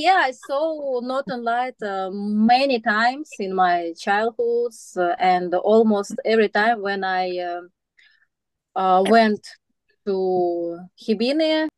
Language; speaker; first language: English; non-native, learner; Russian